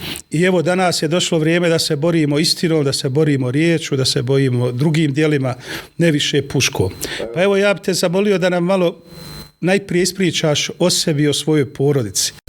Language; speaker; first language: Bosnian; native; Bosnian